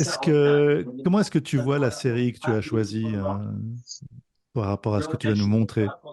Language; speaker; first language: French; native; French